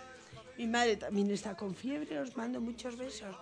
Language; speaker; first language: Spanish; native; Spanish